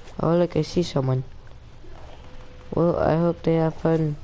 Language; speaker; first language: English; native; English